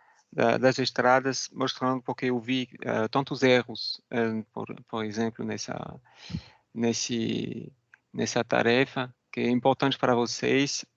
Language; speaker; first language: Portuguese; non-native, fluent; French